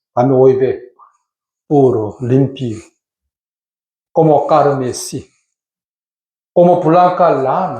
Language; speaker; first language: Spanish; non-native, learner; Korean